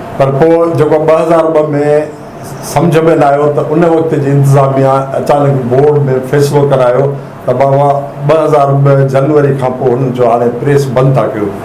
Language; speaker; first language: Sindhi; native; Sindhi